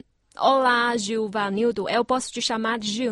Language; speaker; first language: Portuguese; non-native, fluent; Chinese